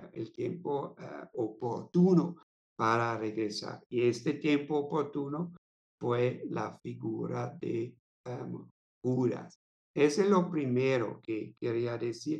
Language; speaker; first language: Spanish; non-native, fluent; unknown